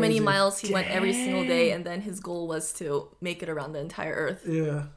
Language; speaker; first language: English; early bilingual, other home language; Japanese